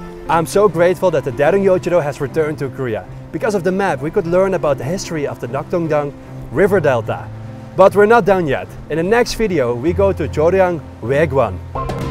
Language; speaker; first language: English; non-native, fluent; Dutch